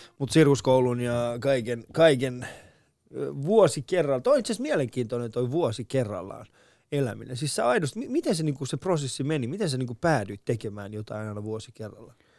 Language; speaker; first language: Finnish; early bilingual, other home language; Persian